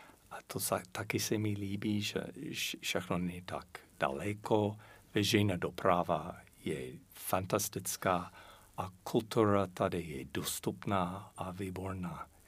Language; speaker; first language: Czech; non-native, fluent; English